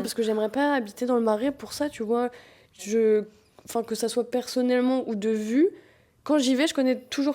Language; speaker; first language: French; native; French